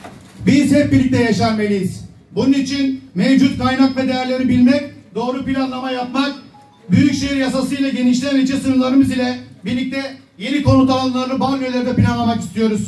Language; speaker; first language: Turkish; native; Turkish